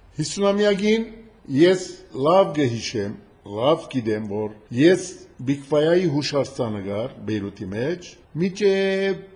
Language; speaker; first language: Armenian; early bilingual, heritage; Armenian